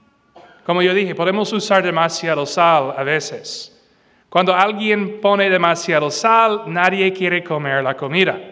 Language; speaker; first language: Spanish; non-native, fluent; English